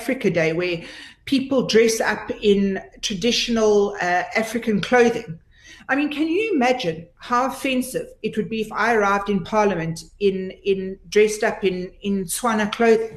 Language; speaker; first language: English; native; English